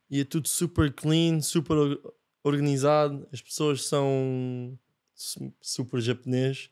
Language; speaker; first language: Portuguese; non-native, fluent; Japanese